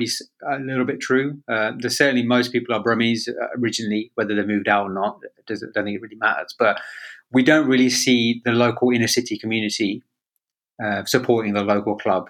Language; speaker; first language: English; native; English